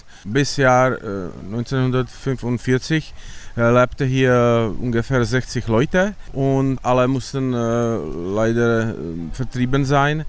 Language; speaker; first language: German; non-native, fluent; Czech